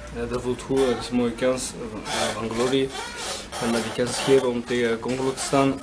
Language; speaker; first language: Dutch; non-native, fluent; Armenian